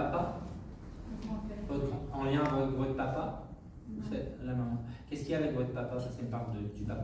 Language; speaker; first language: French; native; French